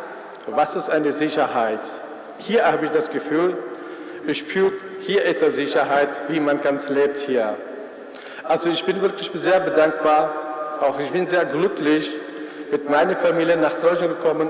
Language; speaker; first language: German; non-native, fluent; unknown